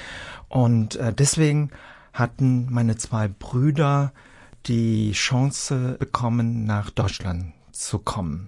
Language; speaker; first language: German; early bilingual, other home language; Vietnamese